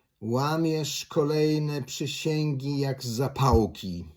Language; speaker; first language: Polish; native; Polish